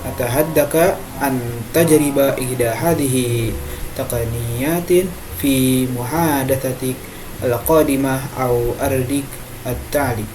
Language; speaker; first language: Arabic; non-native, learner; Indonesian